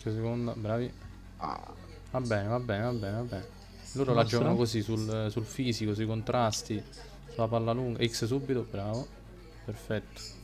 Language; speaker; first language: Italian; native; Italian